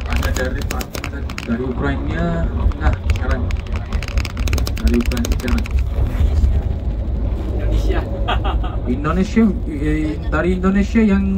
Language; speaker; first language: Indonesian; non-native, fluent; Turkish